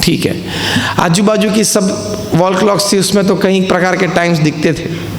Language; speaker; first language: Hindi; non-native, local second language; Gujarati